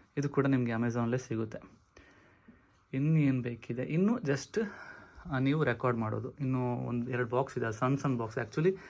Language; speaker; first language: Kannada; non-native, local second language; Tulu